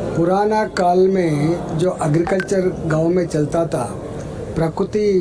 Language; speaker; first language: Hindi; non-native, local second language; Telugu